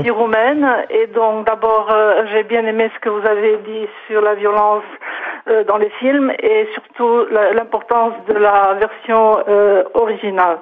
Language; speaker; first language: French; non-native, fluent; Romanian